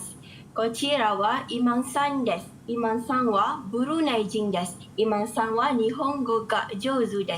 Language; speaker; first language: Japanese; non-native, learner; Malay